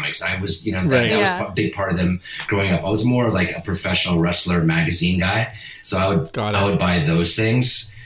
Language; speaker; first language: English; non-native, fluent; Italian